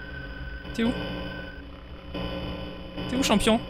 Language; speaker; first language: French; native; French